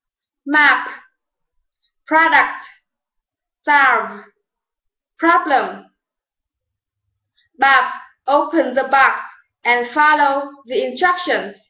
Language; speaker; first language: English; non-native, learner; Vietnamese